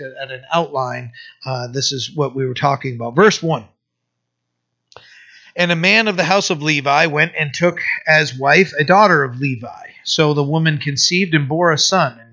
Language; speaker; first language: English; native; English